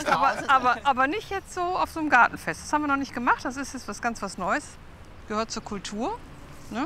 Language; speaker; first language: German; native; German